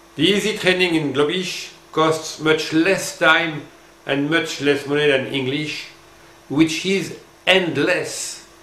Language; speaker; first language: English; non-native, fluent; French